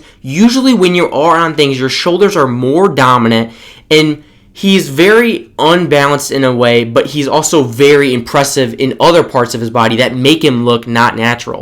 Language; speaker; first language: English; native; English